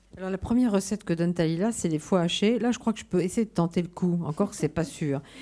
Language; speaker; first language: French; native; French